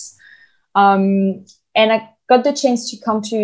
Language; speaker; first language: English; non-native, fluent; French